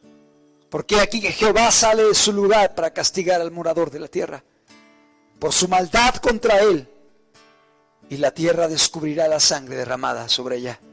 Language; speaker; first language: Spanish; native; Spanish